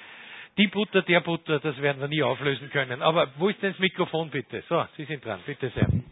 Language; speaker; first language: German; native; German